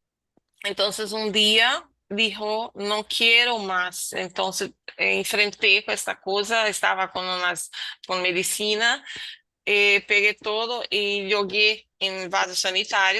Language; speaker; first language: Spanish; non-native, learner; Portuguese